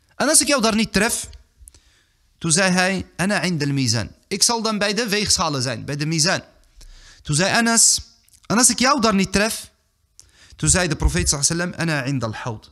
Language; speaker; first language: Dutch; early bilingual, other home language; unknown